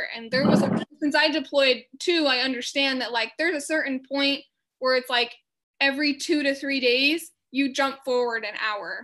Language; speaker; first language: English; native; English